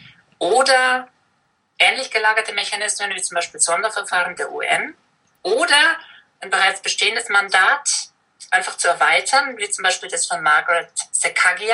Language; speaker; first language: German; native; German